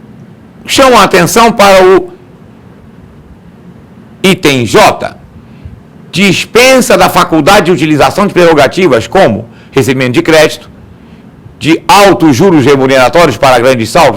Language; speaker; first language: Portuguese; native; Portuguese